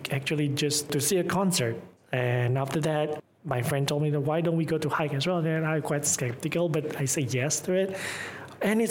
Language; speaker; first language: English; non-native, fluent; Indonesian